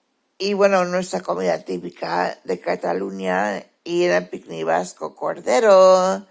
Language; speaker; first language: Spanish; early bilingual, heritage; Spanish